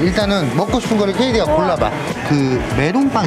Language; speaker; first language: Korean; native; Korean